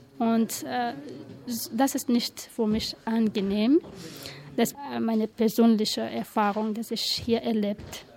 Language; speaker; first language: German; non-native, learner; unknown